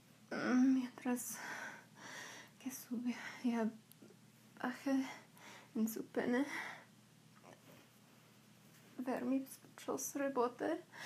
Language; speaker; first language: Spanish; non-native, learner; English